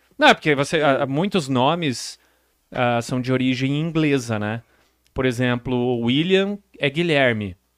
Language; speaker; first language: Portuguese; native; Portuguese